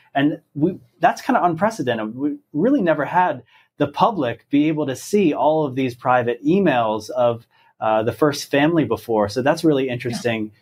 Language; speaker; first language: English; native; English